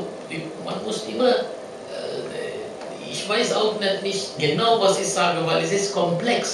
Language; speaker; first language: German; non-native, learner; Sinhala